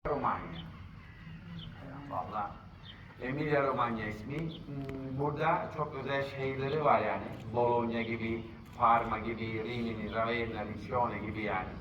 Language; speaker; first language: Turkish; non-native, fluent; Italian